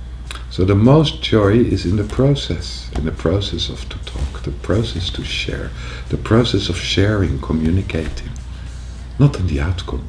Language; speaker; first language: English; non-native, fluent; Dutch